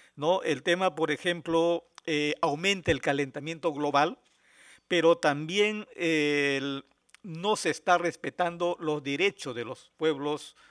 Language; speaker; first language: Spanish; native; Spanish